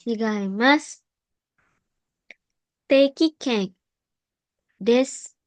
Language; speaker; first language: Japanese; non-native, fluent; Indonesian